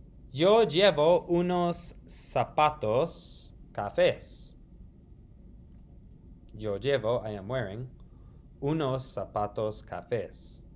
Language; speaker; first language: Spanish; non-native, fluent; English